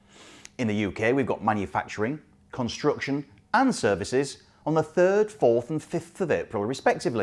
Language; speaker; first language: English; native; English